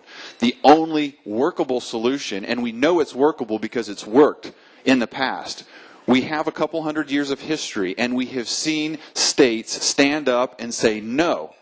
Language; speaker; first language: English; native; English